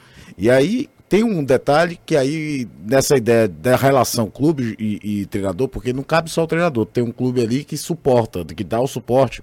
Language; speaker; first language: Portuguese; native; Portuguese